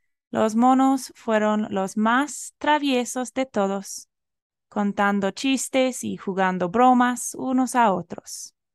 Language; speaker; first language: Spanish; non-native, fluent; English